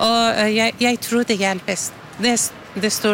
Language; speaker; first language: Norwegian; non-native, learner; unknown